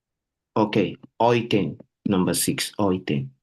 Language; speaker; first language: German; non-native, learner; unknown